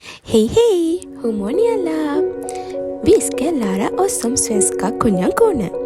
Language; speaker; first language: Swedish; non-native, learner; Sinhala